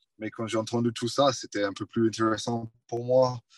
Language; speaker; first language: French; non-native, fluent; English